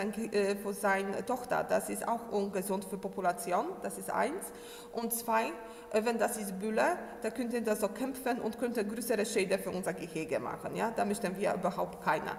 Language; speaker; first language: German; non-native, learner; Polish